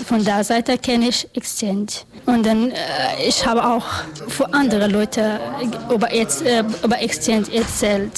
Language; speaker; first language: German; non-native, learner; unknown